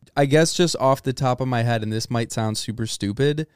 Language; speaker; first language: English; early bilingual, other home language; Italian